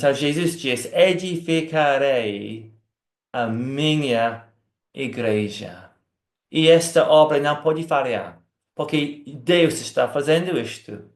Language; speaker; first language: Portuguese; non-native, fluent; English